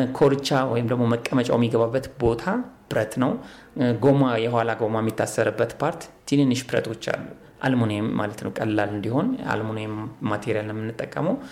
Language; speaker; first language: Amharic; native; Amharic